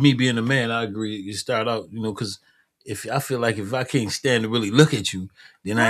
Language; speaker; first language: English; native; English